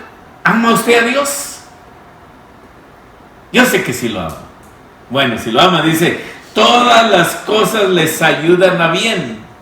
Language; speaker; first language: Spanish; native; Spanish